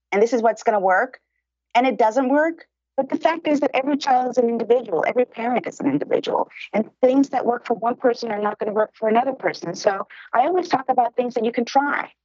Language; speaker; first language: English; early bilingual, other home language; Spanish